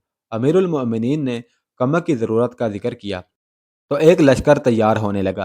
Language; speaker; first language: Urdu; native; Urdu